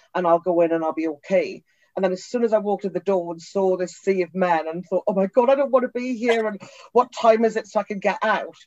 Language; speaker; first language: English; native; English